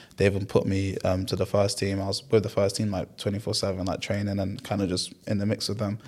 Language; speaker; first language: English; early bilingual, other home language; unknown